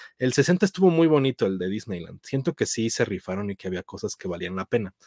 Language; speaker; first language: Spanish; native; Spanish